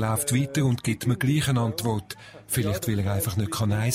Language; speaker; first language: German; native; German